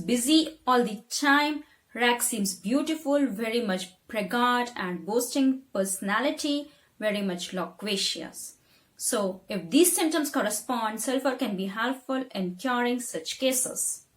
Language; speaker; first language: English; non-native, local second language; Hindi